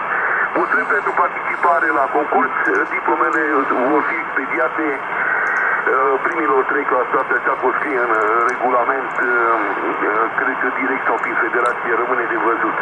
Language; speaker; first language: Romanian; native; Romanian